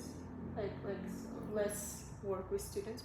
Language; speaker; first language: English; non-native, learner; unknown